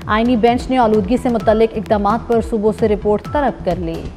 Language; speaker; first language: Urdu; native; Urdu